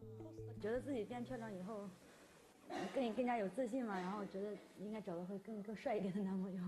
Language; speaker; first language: Chinese; native; Chinese